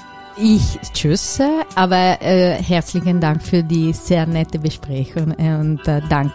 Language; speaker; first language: German; non-native, fluent; Italian